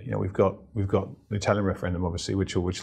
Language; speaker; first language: English; native; English